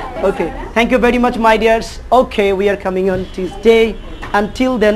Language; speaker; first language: English; non-native, fluent; Bangla